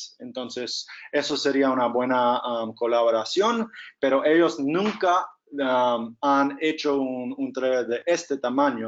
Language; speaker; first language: Spanish; non-native, fluent; English